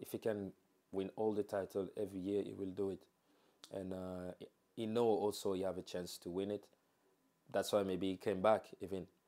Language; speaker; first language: English; non-native, fluent; French